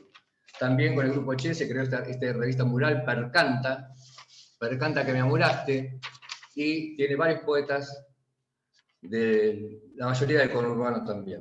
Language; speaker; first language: Spanish; native; Spanish